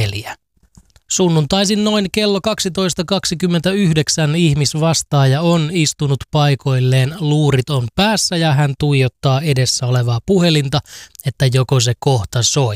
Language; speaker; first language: Finnish; native; Finnish